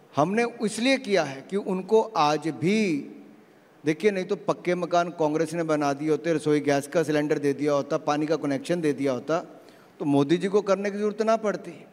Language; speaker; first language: Hindi; native; Hindi